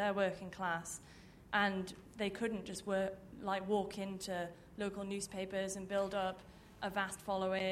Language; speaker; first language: English; native; English